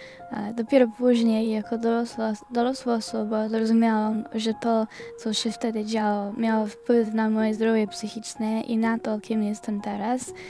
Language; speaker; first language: Polish; non-native, learner; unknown